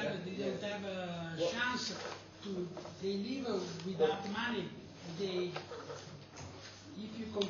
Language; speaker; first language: English; non-native, learner; Italian